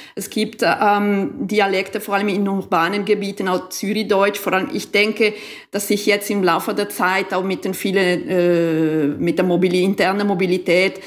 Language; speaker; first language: German; non-native, local second language; Italian